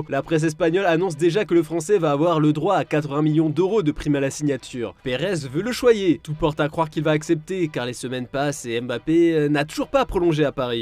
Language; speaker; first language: French; native; French